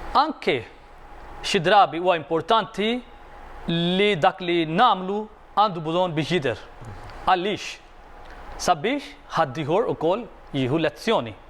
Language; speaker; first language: Maltese; non-native, fluent; Arabic